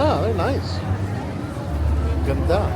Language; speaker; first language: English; native; English